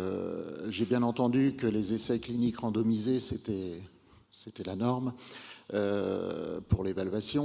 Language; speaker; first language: French; native; French